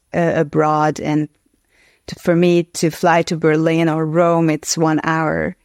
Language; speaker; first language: English; non-native, fluent; Hungarian